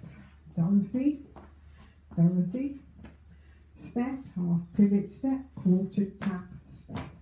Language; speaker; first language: English; native; English